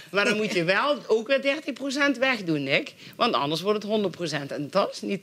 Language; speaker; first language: Dutch; native; Dutch